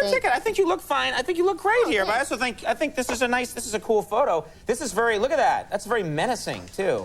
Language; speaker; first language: English; native; English